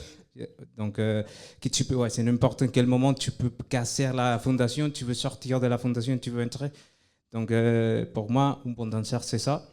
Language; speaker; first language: French; non-native, fluent; Spanish